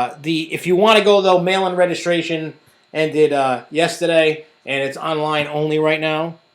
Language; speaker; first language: English; native; English